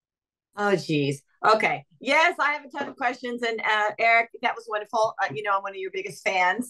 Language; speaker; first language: English; native; English